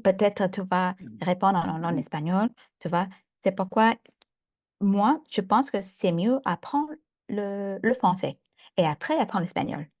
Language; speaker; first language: French; non-native, fluent; Thai